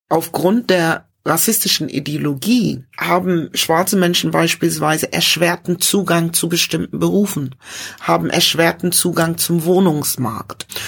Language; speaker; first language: German; early bilingual, other home language; English